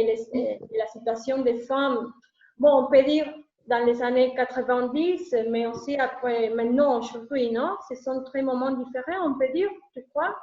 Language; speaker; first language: French; non-native, learner; Spanish